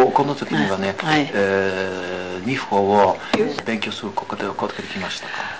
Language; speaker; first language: Japanese; non-native, learner; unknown